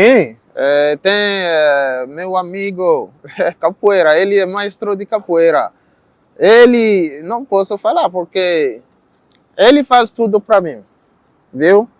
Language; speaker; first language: Portuguese; non-native, learner; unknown